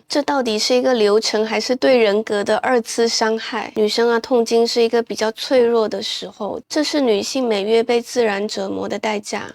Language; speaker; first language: Chinese; native; Chinese